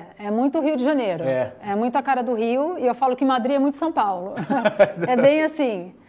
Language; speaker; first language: Portuguese; native; Portuguese